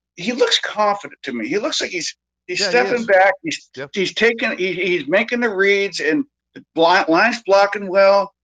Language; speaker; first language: English; native; English